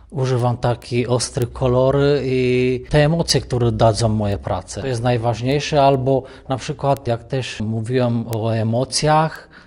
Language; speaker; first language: Polish; non-native, fluent; Romanian